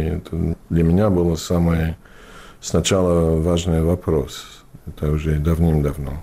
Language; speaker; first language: Russian; non-native, learner; English